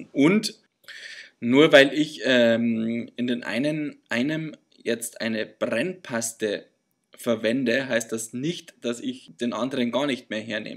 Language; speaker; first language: German; native; German